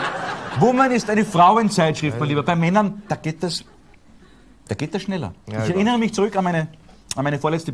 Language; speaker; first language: German; native; German